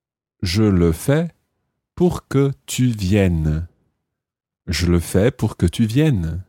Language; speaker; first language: French; non-native, fluent; English